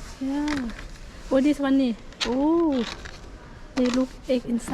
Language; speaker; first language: English; non-native, learner; Thai